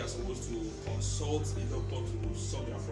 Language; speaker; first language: English; non-native, local second language; Yoruba